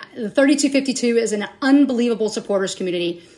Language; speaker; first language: English; native; English